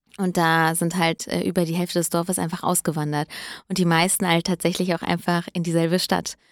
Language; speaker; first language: German; early bilingual, other home language; Italian